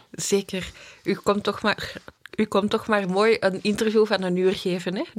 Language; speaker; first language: Dutch; native; Dutch